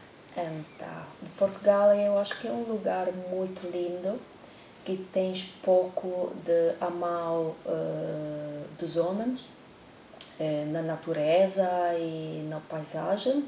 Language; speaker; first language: Portuguese; non-native, learner; Italian